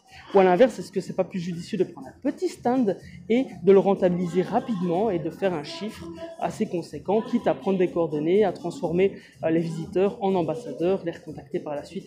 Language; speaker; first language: French; native; French